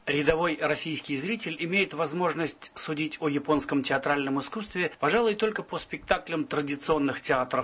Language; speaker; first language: Russian; native; Russian